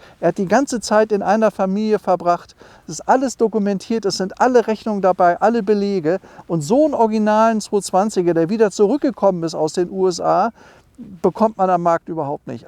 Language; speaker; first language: German; native; German